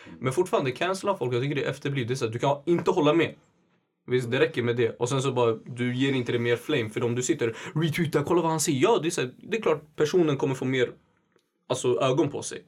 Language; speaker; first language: Swedish; early bilingual, other home language; Indonesian